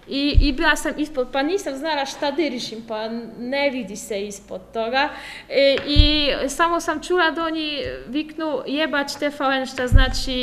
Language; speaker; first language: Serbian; non-native, fluent; Polish